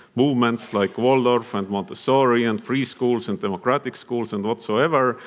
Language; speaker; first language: English; non-native, fluent; Estonian